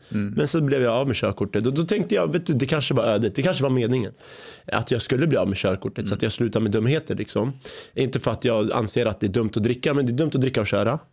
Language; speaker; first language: Swedish; early bilingual, other home language; Arabic